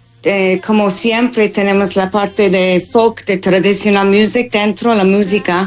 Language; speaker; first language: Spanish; non-native, fluent; English